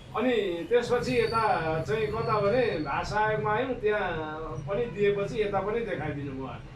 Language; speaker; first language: Nepali; non-native, local second language; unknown